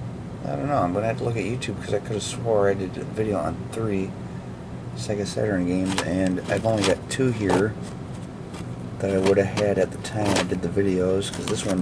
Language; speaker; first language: English; native; English